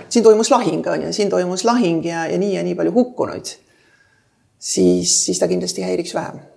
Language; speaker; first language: Estonian; native; Estonian